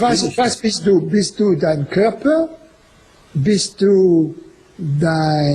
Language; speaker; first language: German; non-native, fluent; French